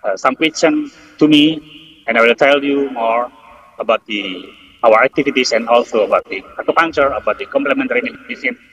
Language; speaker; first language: English; non-native, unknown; Indonesian